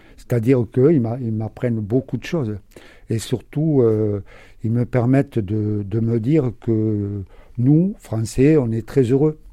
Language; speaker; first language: French; native; French